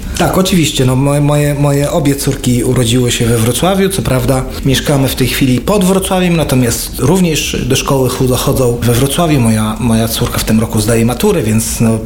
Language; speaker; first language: Polish; non-native, fluent; Arabic